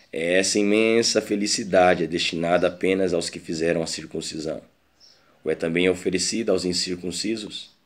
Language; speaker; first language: Portuguese; native; Portuguese